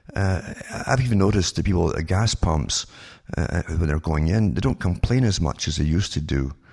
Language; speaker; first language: English; native; English